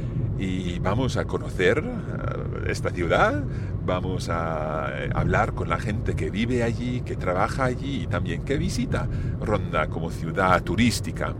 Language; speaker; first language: Spanish; non-native, fluent; English